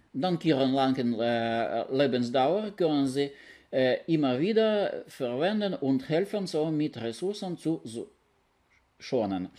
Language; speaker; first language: German; non-native, learner; Russian